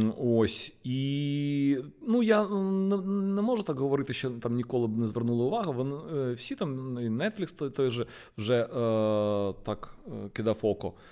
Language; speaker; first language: Ukrainian; non-native, local second language; Russian